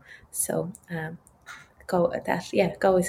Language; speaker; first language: English; native; English